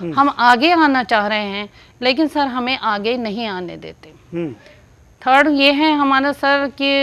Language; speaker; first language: Hindi; native; Hindi